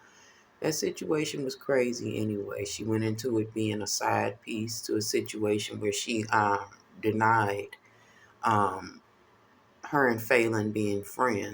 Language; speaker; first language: English; native; English